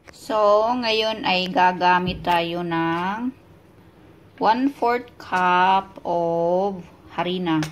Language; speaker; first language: Filipino; non-native, local second language; Cebuano